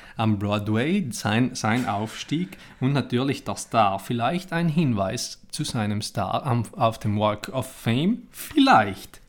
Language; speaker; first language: German; native; German